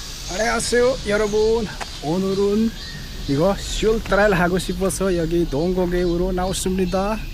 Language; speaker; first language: Korean; non-native, learner; Nepali